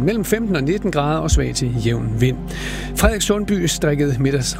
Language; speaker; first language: Danish; native; Danish